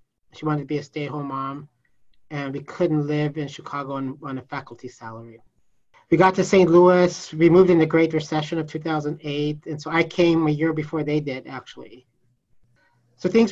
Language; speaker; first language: English; native; English